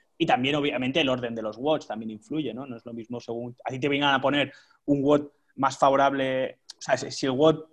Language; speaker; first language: Spanish; native; Spanish